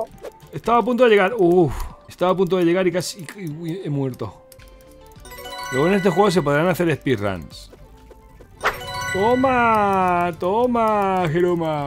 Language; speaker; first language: Spanish; native; Spanish